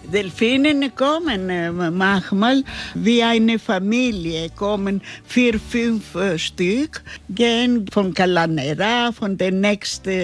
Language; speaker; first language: German; non-native, learner; Greek